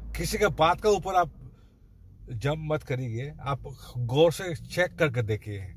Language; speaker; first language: Hindi; non-native, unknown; Bangla